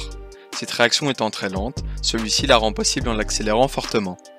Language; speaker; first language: French; native; French